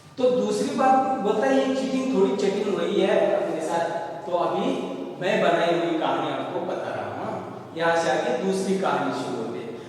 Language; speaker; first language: Hindi; non-native, local second language; Marathi